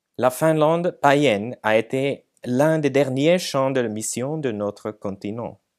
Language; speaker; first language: French; non-native, fluent; Finnish